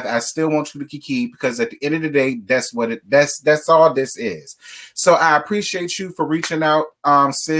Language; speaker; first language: English; native; English